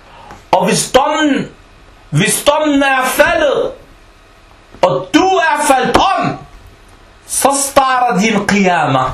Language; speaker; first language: Danish; early bilingual, other home language; Arabic